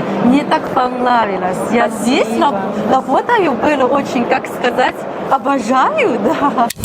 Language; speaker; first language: Russian; non-native, learner; Chinese